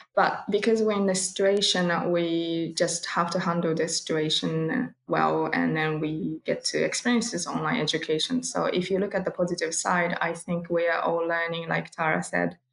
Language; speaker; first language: English; non-native, fluent; Japanese